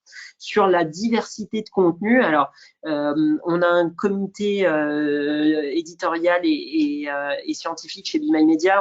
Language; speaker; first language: French; native; French